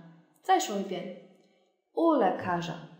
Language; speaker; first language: Chinese; non-native, fluent; Polish